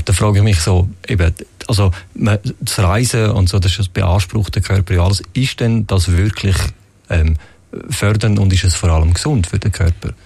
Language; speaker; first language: German; native; German